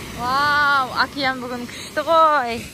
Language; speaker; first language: Kazakh; native; Kazakh